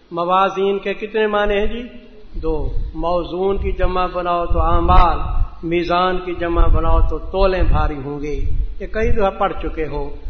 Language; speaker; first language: Urdu; native; Urdu